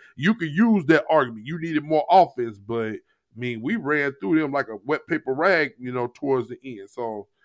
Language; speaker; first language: English; native; English